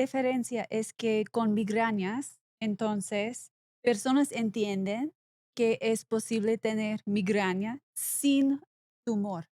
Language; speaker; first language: Spanish; non-native, learner; English